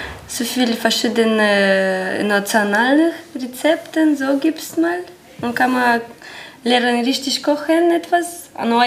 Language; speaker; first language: German; non-native, learner; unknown